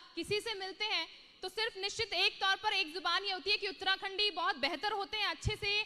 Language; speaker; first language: Hindi; native; Hindi